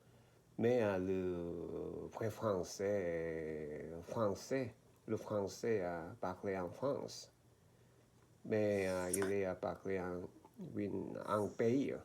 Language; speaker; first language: French; non-native, learner; Korean